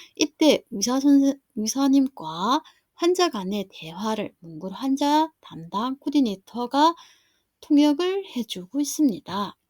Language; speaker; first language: Korean; non-native, fluent; Mongolian